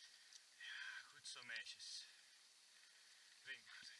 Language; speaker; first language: Dutch; native; Dutch